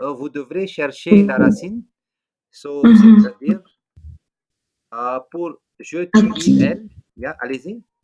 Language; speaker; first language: French; non-native, fluent; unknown